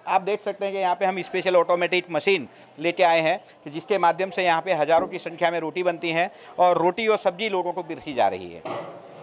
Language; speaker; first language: Hindi; native; Hindi